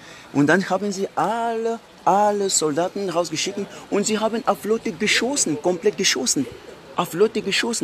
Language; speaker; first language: German; non-native, fluent; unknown